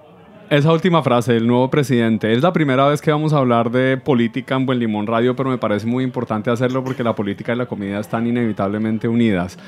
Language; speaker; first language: Spanish; native; Spanish